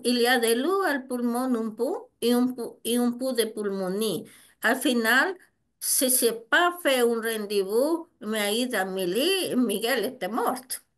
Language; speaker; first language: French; non-native, learner; Spanish